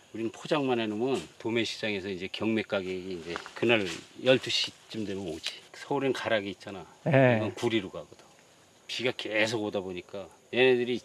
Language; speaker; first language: Korean; native; Korean